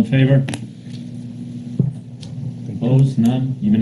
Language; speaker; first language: English; native; English